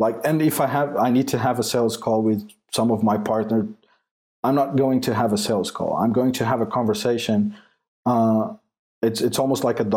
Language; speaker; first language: English; non-native, fluent; Portuguese